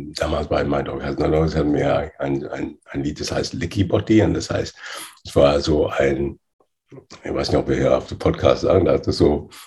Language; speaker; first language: German; non-native, fluent; English